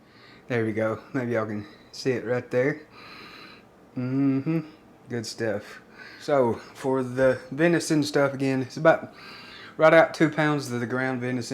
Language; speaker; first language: English; native; English